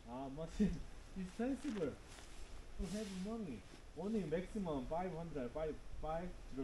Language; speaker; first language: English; non-native, learner; Korean